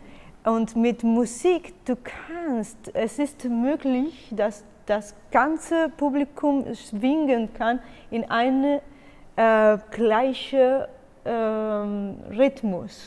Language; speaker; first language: German; non-native, learner; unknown